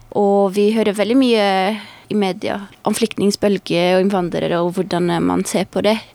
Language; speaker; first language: Norwegian; non-native, fluent; Portuguese